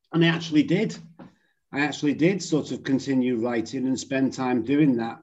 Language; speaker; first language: English; native; English